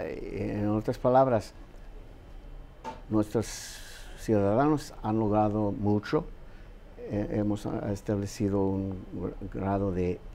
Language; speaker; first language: Spanish; non-native, fluent; English